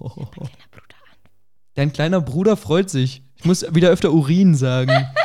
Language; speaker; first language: German; native; German